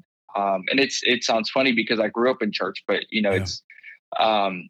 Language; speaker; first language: English; early bilingual, other home language; Spanish